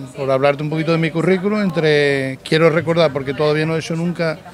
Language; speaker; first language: Spanish; native; Spanish